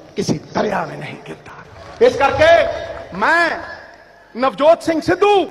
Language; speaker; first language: Hindi; non-native, local second language; Punjabi